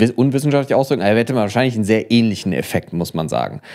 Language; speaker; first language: German; native; German